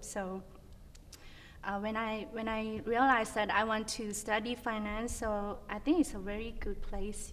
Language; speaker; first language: English; non-native, fluent; Thai